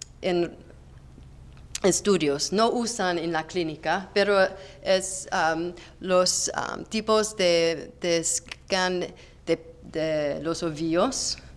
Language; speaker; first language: Spanish; non-native, learner; English